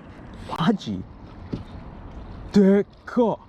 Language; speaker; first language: Japanese; non-native, learner; English